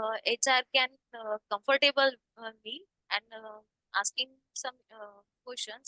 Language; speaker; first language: English; non-native, learner; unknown